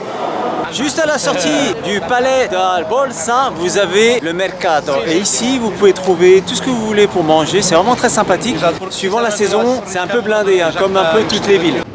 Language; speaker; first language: French; native; French